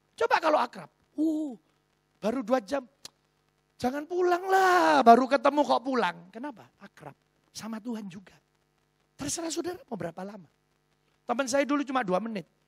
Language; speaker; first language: Indonesian; native; Indonesian